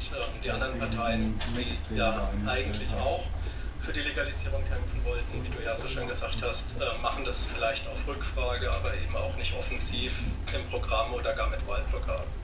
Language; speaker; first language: German; native; German